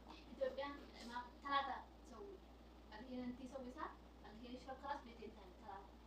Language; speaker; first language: Arabic; non-native, learner; Cebuano